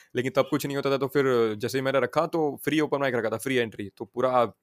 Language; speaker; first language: Hindi; non-native, local second language; Gujarati